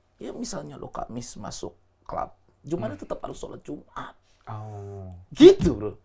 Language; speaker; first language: Indonesian; native; Indonesian